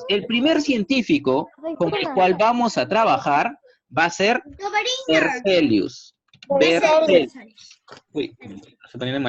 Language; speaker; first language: Spanish; native; Spanish